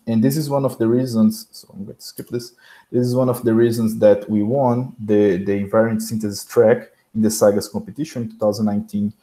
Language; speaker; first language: English; non-native, fluent; Portuguese